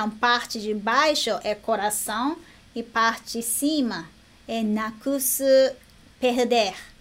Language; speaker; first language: Portuguese; non-native, fluent; Japanese